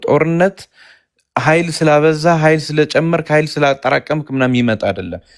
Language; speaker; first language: Amharic; non-native, local second language; Tigrinya